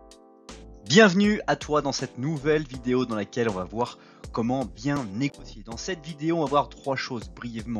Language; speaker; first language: French; native; French